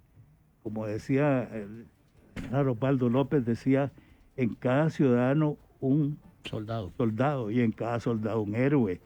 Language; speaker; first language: Spanish; native; Spanish